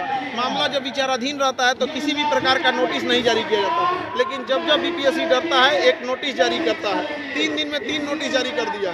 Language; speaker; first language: Hindi; non-native, local second language; Bhojpuri